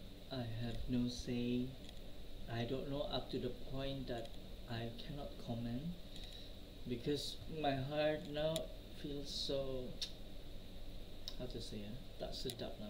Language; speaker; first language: English; non-native, local second language; Malay